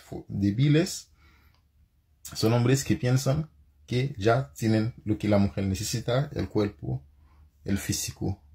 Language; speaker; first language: Spanish; non-native, fluent; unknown